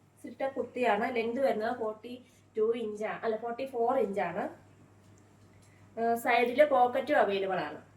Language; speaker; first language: Malayalam; native; Malayalam